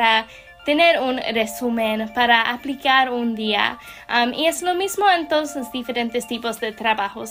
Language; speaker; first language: Spanish; non-native, learner; English